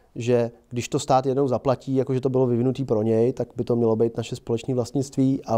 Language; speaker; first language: Czech; native; Czech